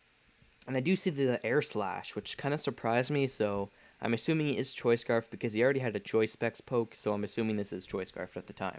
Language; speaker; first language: English; native; English